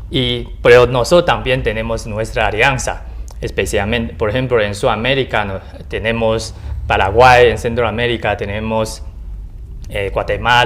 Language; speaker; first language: Spanish; non-native, learner; Chinese